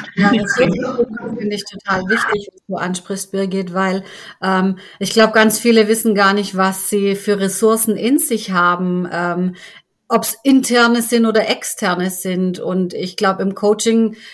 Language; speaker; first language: German; native; German